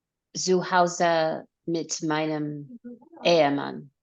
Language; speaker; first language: German; non-native, learner; English